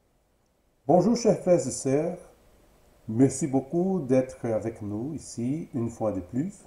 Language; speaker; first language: French; non-native, fluent; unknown